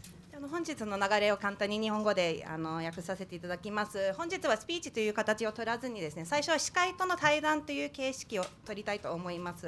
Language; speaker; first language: Japanese; native; Japanese